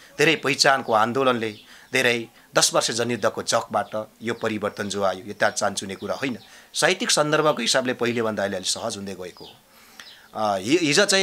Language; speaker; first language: Nepali; non-native, local second language; Limbu